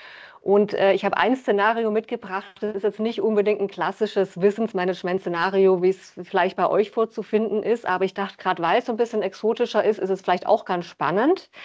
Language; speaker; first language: German; native; German